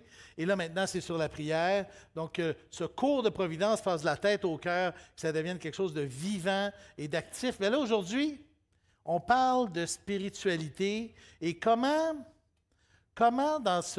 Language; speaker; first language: French; native; French